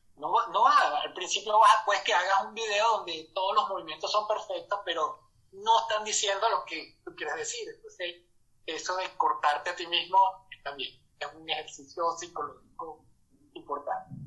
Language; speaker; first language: Spanish; native; Spanish